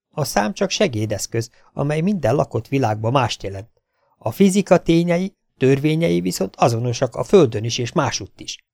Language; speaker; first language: Hungarian; native; Hungarian